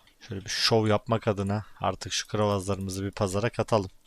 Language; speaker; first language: Turkish; native; Turkish